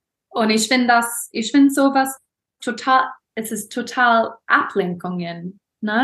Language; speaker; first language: German; non-native, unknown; English